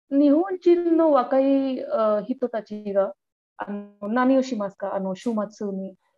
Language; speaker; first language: Japanese; non-native, learner; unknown